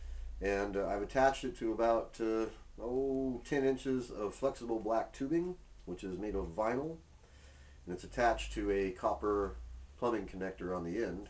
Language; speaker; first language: English; native; English